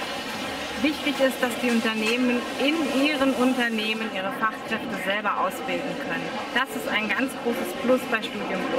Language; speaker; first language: German; native; German